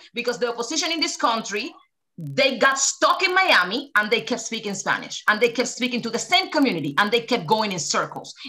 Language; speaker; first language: English; early bilingual, other home language; Spanish